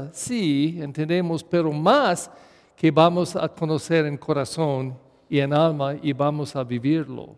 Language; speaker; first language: Spanish; non-native, fluent; English